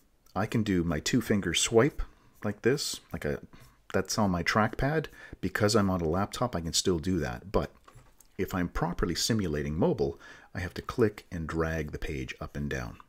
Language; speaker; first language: English; native; English